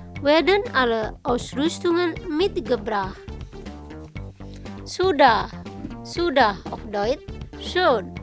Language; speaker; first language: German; non-native, fluent; Indonesian